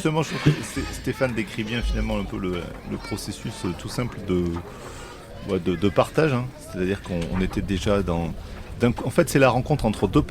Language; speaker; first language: French; native; French